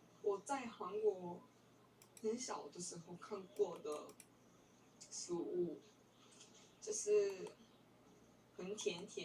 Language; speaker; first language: Chinese; non-native, learner; Korean